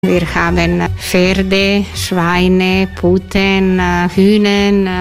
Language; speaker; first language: German; non-native, learner; Croatian